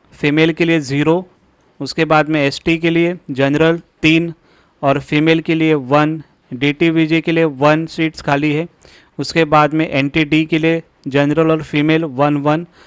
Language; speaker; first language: Hindi; non-native, local second language; Marathi